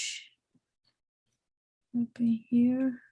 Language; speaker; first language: English; non-native, fluent; Spanish